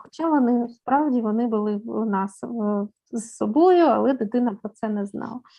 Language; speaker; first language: Ukrainian; native; Ukrainian